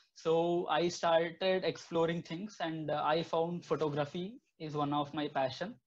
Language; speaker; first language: English; non-native, local second language; Telugu